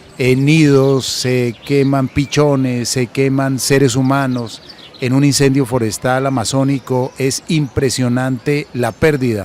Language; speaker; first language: Spanish; native; Spanish